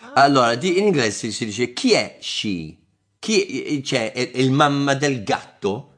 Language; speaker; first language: Italian; non-native, fluent; English